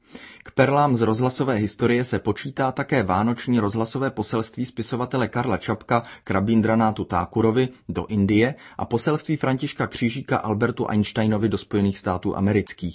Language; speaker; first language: Czech; native; Czech